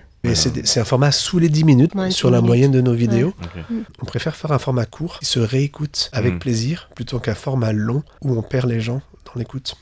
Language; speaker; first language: French; native; French